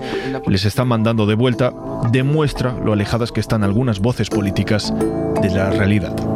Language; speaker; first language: Spanish; native; Spanish